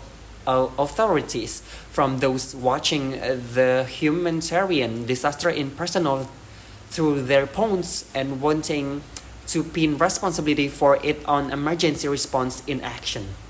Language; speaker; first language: English; non-native, learner; Indonesian